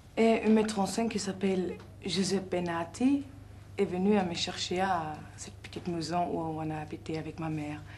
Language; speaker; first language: French; non-native, fluent; German